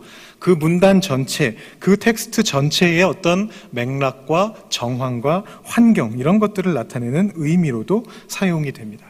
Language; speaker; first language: Korean; native; Korean